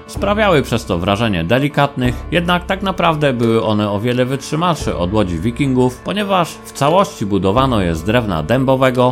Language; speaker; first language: Polish; native; Polish